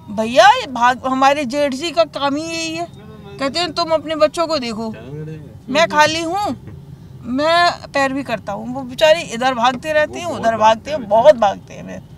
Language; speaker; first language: Hindi; native; Hindi